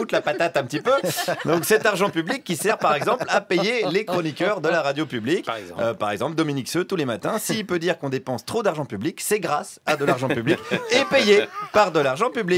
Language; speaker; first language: French; native; French